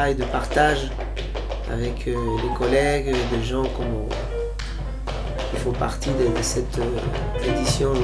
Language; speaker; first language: French; non-native, fluent; Spanish